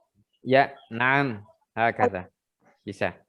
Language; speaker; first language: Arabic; non-native, fluent; Indonesian